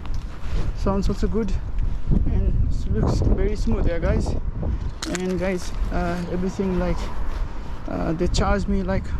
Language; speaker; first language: English; non-native, learner; Nepali